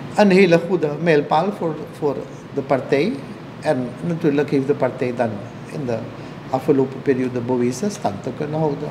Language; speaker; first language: Dutch; native; Dutch